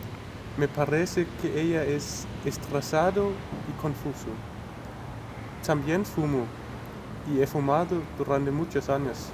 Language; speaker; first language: Spanish; non-native, learner; Danish